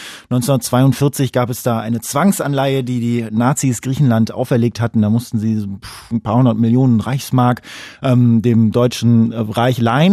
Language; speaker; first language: German; native; German